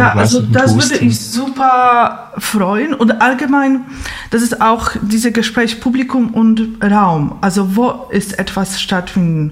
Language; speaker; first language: German; non-native, fluent; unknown